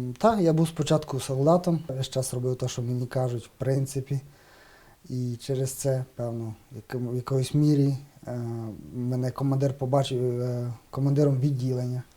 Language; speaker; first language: Ukrainian; native; Ukrainian